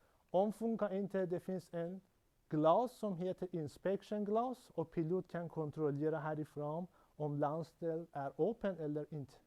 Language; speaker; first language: Swedish; non-native, learner; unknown